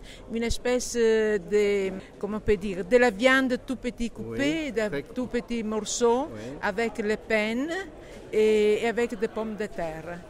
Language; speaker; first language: French; non-native, learner; Italian